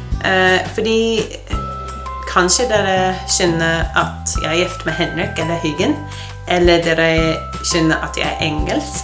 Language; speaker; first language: Norwegian; non-native, learner; English